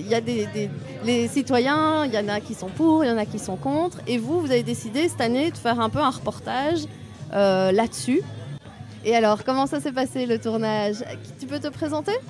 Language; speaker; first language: French; native; French